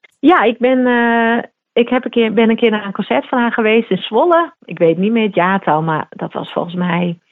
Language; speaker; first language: Dutch; non-native, local second language; Western Frisian